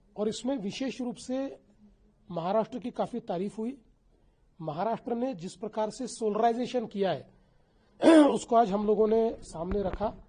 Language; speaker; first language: Hindi; non-native, local second language; Marathi